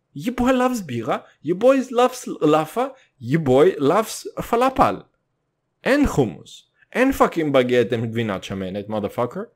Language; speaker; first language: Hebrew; early bilingual, other home language; Russian